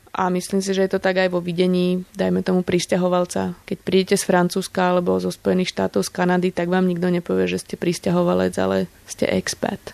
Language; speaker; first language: Slovak; native; Slovak